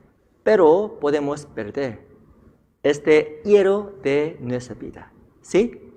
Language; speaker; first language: Spanish; non-native, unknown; Korean